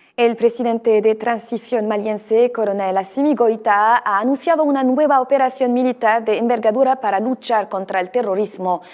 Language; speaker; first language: Spanish; non-native, fluent; Arabic